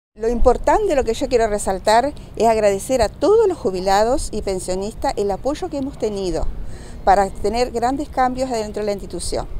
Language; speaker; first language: Spanish; native; Spanish